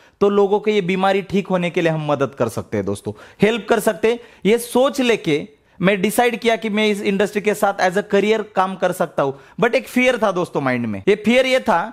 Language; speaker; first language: Hindi; non-native, local second language; Marathi